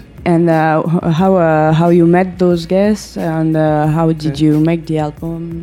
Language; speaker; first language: English; non-native, learner; French